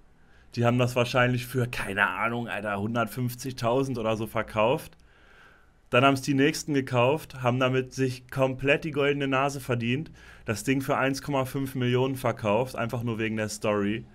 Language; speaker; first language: German; native; German